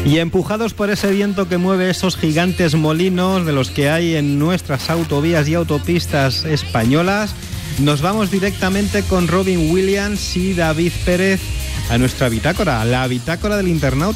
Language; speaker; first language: Spanish; native; Spanish